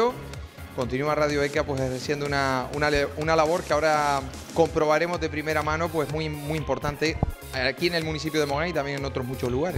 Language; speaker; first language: Spanish; native; Spanish